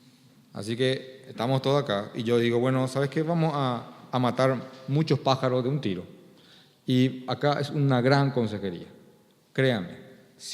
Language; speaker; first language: Spanish; native; Spanish